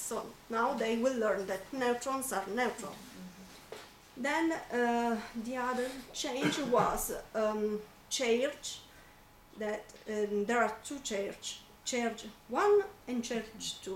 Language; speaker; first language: English; non-native, fluent; Italian